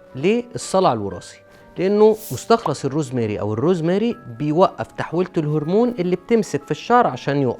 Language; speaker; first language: Arabic; native; Arabic